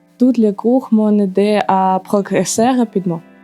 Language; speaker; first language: French; non-native, learner; Ukrainian